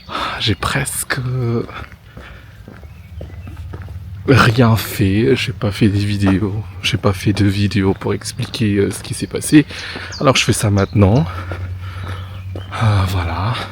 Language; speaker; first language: French; non-native, fluent; Indonesian